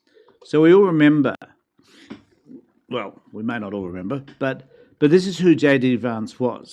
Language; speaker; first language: English; native; English